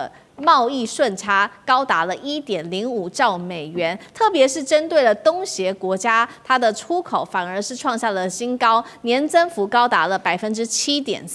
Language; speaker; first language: Chinese; native; Chinese